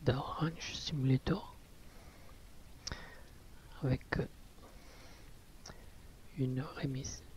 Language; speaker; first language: French; non-native, learner; Italian